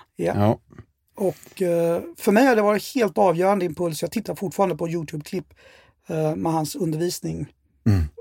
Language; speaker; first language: Swedish; native; Swedish